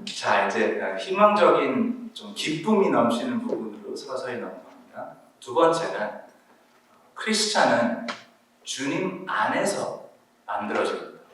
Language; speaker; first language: Korean; early bilingual, heritage; Korean